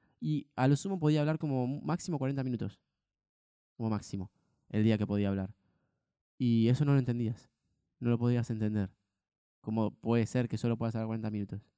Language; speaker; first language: Spanish; native; Spanish